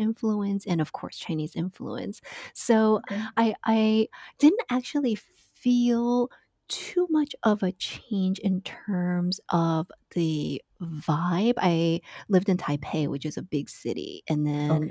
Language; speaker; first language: English; non-native, fluent; Chinese